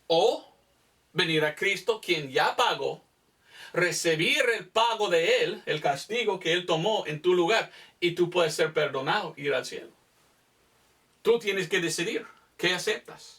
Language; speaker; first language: Spanish; non-native, fluent; English